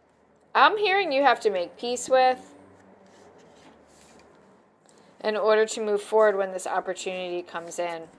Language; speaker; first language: English; native; English